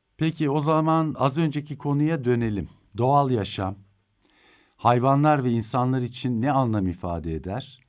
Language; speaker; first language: Turkish; native; Turkish